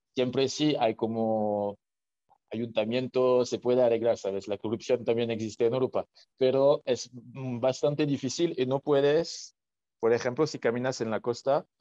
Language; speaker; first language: Spanish; non-native, fluent; French